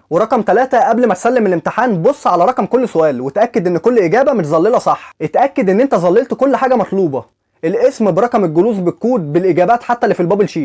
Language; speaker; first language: Arabic; native; Arabic